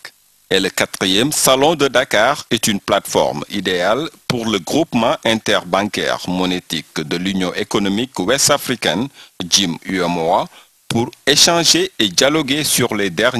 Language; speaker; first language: French; non-native, local second language; Wolof